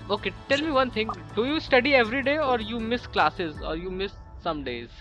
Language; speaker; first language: English; non-native, local second language; Hindi